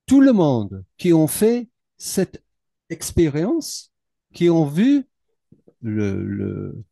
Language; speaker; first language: French; non-native, learner; English